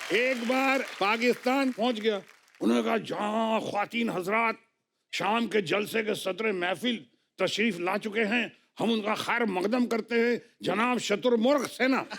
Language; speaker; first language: Hindi; native; Hindi